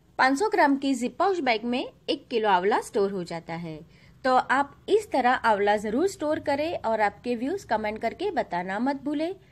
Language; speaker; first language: Hindi; non-native, local second language; Gujarati